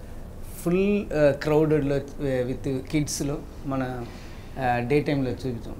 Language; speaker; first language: Telugu; non-native, learner; Tamil